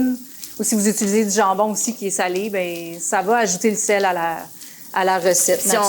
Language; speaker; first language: French; native; French